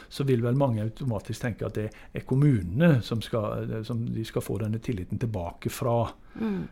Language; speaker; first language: Norwegian; native; Norwegian